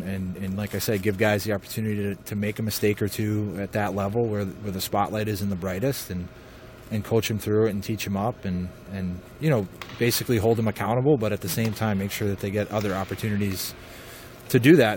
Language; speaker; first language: English; native; English